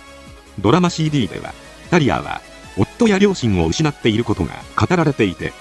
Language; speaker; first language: Japanese; native; Japanese